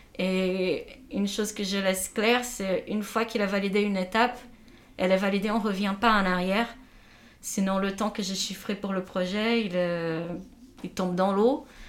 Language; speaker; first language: French; non-native, fluent; Portuguese